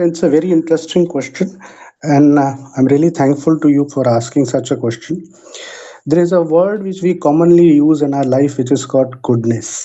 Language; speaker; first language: English; non-native, local second language; Hindi